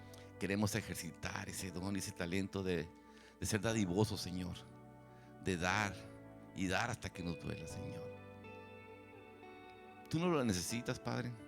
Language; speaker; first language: Spanish; native; Spanish